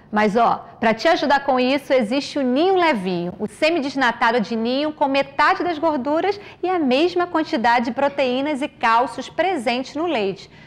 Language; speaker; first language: Portuguese; native; Portuguese